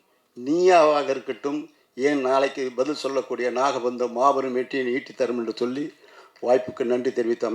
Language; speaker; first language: Tamil; native; Tamil